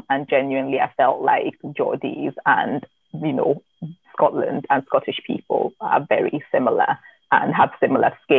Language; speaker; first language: English; native; English